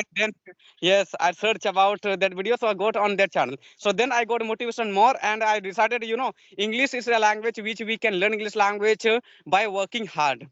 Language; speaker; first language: English; non-native, learner; Santali